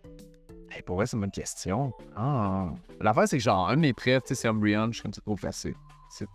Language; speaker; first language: French; native; French